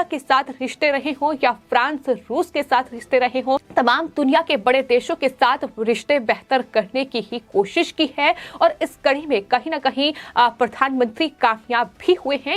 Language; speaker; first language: Hindi; native; Hindi